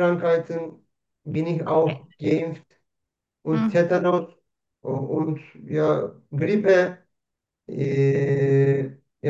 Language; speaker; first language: German; non-native, learner; Turkish